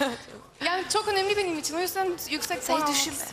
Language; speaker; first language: Turkish; non-native, fluent; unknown